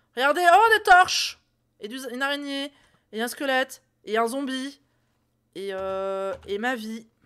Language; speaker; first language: French; native; French